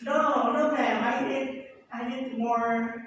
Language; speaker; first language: English; non-native, learner; Indonesian